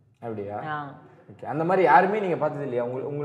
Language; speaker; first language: Tamil; native; Tamil